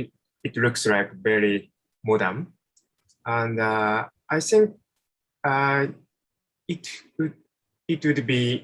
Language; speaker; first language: English; non-native, fluent; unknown